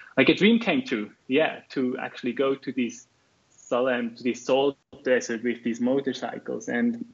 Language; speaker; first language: English; non-native, fluent; German